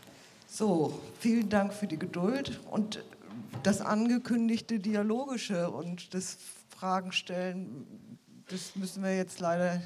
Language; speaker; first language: German; native; German